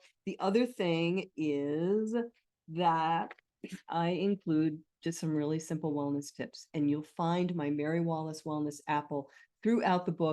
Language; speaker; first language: English; native; English